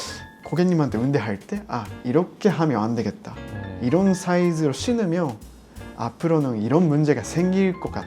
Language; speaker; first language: Korean; non-native, fluent; Japanese